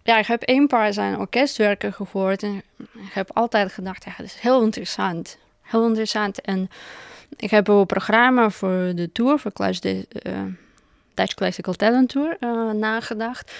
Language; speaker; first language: Dutch; non-native, fluent; Russian